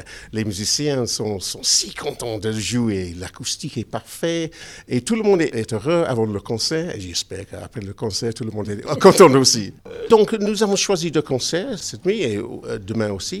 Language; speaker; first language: French; non-native, learner; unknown